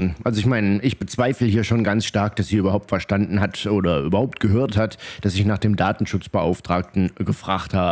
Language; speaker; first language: German; native; German